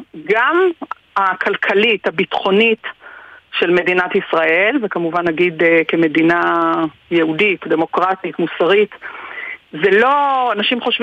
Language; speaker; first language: Hebrew; native; Hebrew